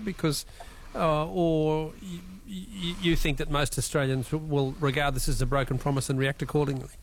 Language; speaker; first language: English; native; English